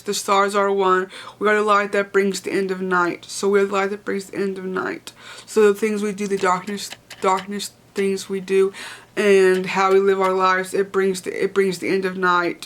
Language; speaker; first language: English; native; English